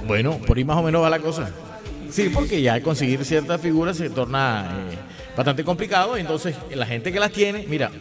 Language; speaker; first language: Spanish; native; Spanish